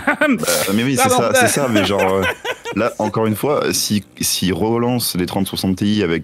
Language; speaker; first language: French; native; French